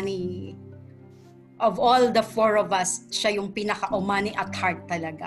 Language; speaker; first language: English; non-native, local second language; Tausug